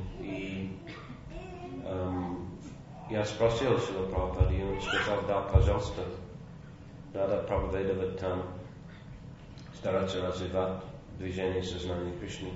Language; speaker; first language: Russian; non-native, fluent; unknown